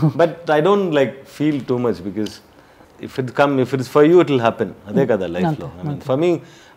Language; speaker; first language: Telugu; non-native, learner; Tamil